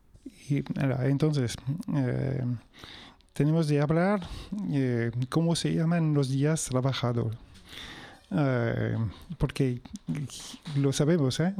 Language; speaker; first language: Spanish; non-native, local second language; French